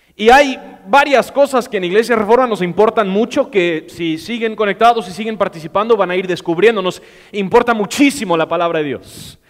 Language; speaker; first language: Spanish; non-native, fluent; English